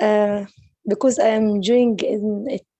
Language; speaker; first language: English; non-native, learner; Arabic